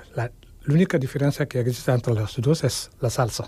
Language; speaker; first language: Catalan; non-native, fluent; Wolof